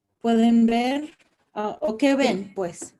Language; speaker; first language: Spanish; early bilingual, heritage; Spanish